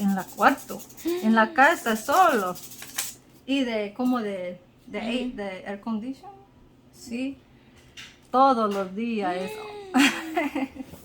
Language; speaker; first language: Spanish; non-native, learner; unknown